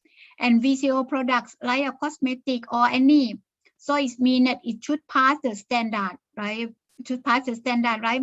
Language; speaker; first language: English; non-native, learner; Thai